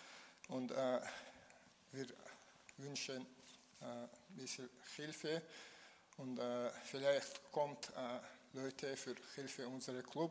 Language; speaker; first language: German; non-native, learner; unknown